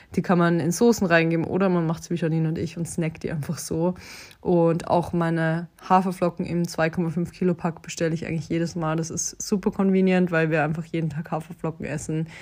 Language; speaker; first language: German; native; German